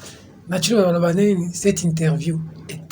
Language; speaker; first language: French; non-native, local second language; Lingala